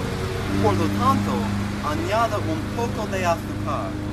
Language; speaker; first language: Spanish; non-native, learner; English